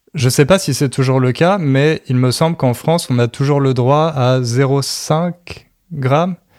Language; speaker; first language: French; native; French